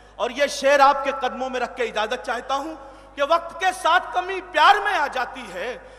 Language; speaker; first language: Urdu; non-native, local second language; Hindi